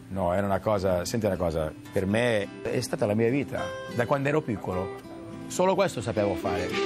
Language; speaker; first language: Italian; early bilingual, heritage; Italian